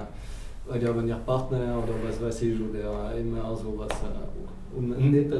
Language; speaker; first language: German; non-native, fluent; French